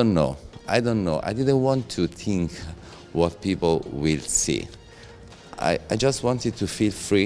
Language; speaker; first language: English; non-native, fluent; Italian